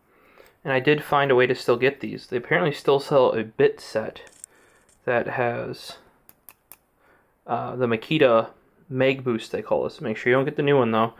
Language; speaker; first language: English; native; English